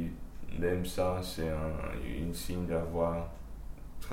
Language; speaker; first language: French; early bilingual, heritage; French